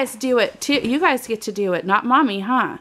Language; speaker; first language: English; native; English